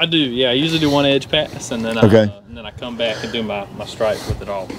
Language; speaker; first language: English; native; English